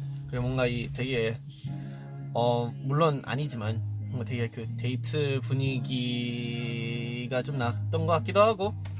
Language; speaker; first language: Korean; early bilingual, heritage; Korean